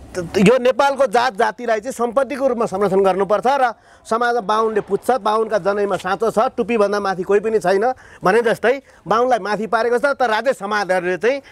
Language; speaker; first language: Nepali; native; Nepali